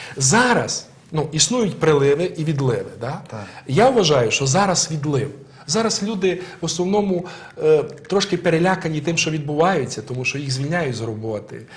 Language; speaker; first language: Ukrainian; native; Ukrainian